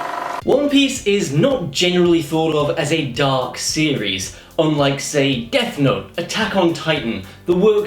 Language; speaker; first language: English; native; English